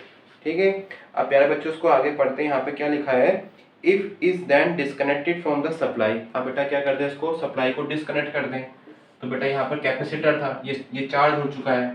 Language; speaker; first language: Hindi; native; Hindi